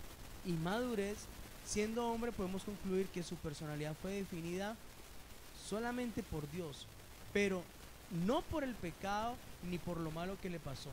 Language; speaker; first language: Spanish; native; Spanish